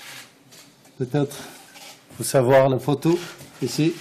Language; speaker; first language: French; non-native, learner; Arabic